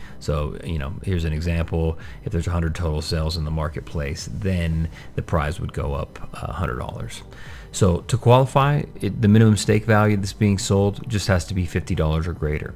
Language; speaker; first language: English; native; English